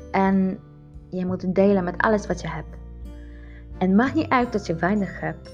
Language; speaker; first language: Dutch; non-native, learner; Polish